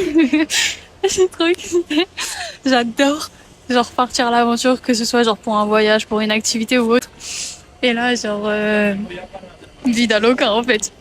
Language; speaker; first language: French; native; French